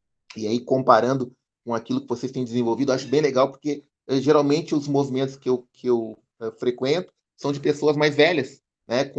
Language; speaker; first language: Portuguese; native; Portuguese